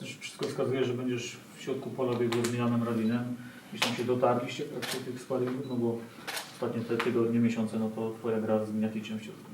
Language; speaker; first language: Polish; native; Polish